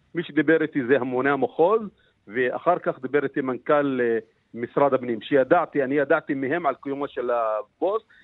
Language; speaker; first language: Hebrew; non-native, local second language; Arabic